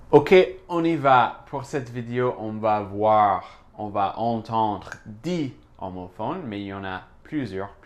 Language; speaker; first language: French; non-native, fluent; English